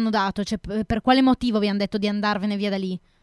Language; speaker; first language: Italian; native; Italian